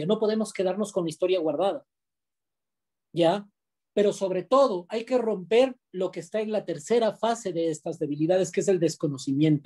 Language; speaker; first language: Spanish; native; Spanish